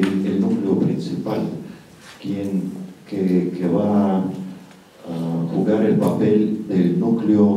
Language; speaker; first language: Spanish; non-native, fluent; Russian